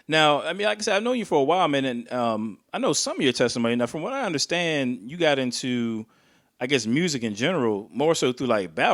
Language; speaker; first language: English; native; English